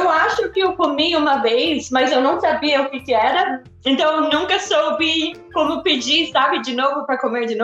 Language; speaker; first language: Portuguese; non-native, fluent; English